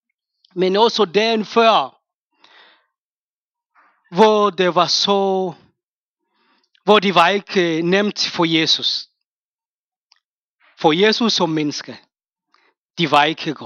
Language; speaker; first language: Danish; non-native, fluent; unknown